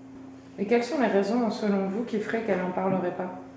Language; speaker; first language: French; native; French